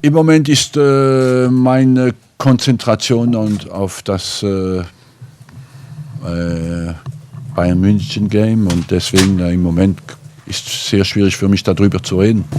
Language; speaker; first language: German; non-native, fluent; French